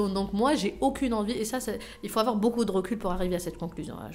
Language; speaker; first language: French; non-native, local second language; Arabic